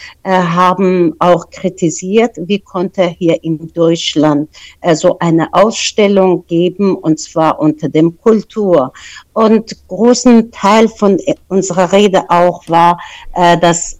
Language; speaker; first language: German; non-native, fluent; Persian